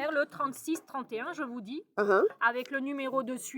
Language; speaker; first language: French; native; French